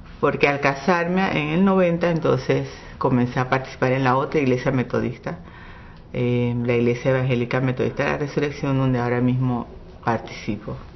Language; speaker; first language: Spanish; non-native, local second language; English